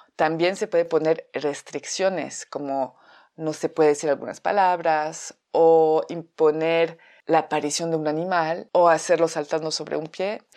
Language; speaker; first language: Spanish; non-native, fluent; French